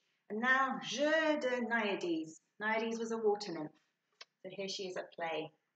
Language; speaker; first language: English; native; English